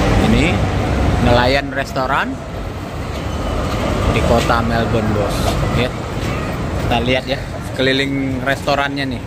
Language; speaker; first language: Indonesian; native; Indonesian